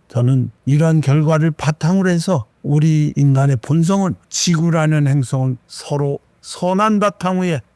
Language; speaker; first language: Korean; native; Korean